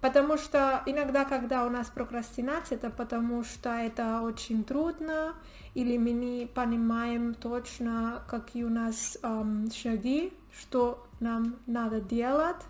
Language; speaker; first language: Russian; non-native, learner; Spanish